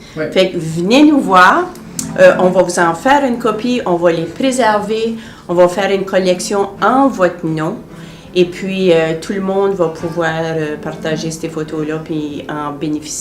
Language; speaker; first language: French; native; French